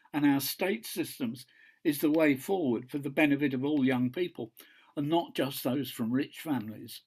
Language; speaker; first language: English; native; English